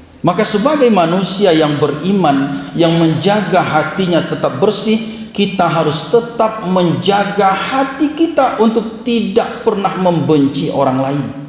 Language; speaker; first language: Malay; non-native, local second language; Minangkabau